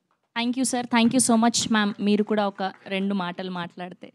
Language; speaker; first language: Telugu; native; Telugu